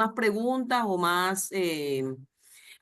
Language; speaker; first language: Spanish; native; Spanish